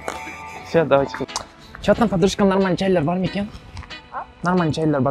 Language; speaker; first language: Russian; non-native, local second language; Kazakh